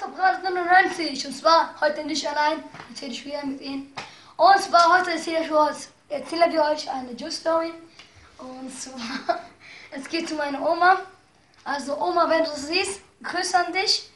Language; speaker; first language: German; early bilingual, other home language; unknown